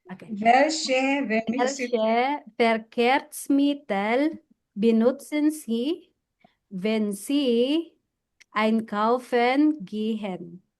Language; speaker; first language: German; non-native, fluent; Filipino